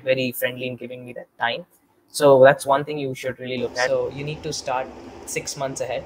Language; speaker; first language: English; non-native, local second language; Telugu